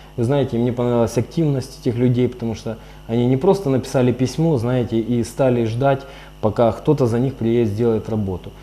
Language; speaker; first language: Russian; native; Russian